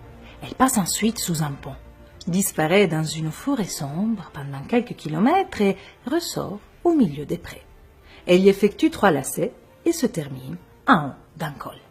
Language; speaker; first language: French; native; French